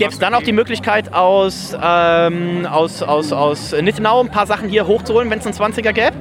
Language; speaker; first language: German; native; German